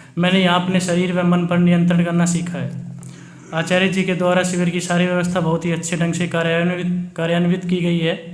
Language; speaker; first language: Hindi; native; Hindi